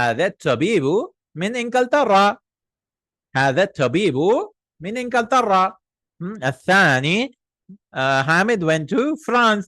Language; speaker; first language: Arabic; non-native, fluent; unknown